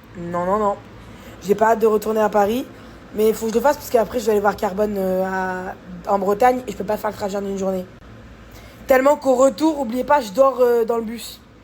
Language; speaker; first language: French; native; French